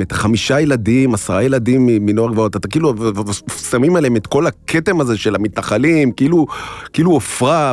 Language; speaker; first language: Hebrew; native; Hebrew